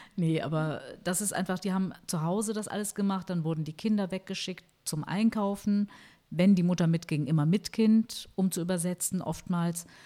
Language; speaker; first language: German; early bilingual, other home language; Turkish